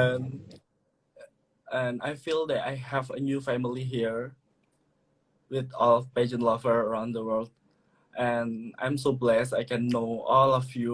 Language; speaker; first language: English; non-native, learner; Indonesian